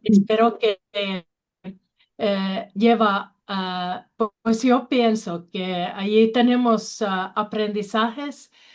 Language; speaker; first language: Spanish; non-native, learner; Finnish